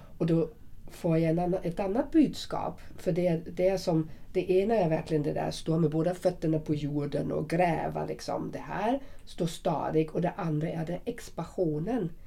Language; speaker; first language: Swedish; non-native, fluent; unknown